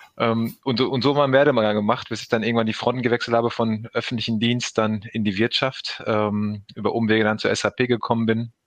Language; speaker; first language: German; early bilingual, other home language; Turkish